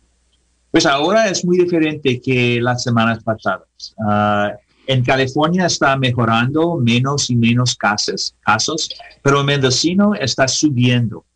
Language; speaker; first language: Spanish; non-native, learner; English